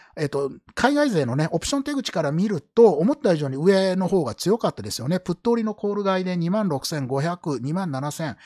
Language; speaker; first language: Japanese; native; Japanese